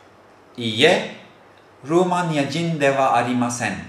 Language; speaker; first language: Japanese; non-native, fluent; Turkish